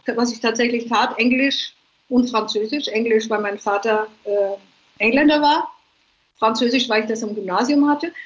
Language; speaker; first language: German; native; German